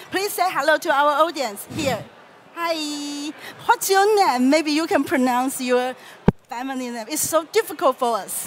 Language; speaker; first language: English; non-native, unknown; Chinese